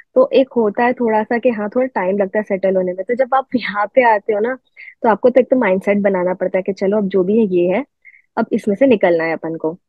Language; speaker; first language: Hindi; non-native, local second language; Gujarati